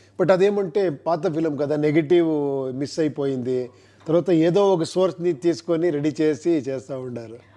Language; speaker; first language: Telugu; non-native, local second language; Kannada